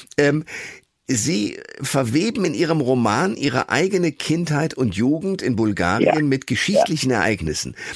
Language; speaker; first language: German; native; German